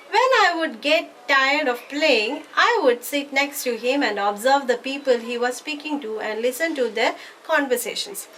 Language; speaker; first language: English; non-native, local second language; Malayalam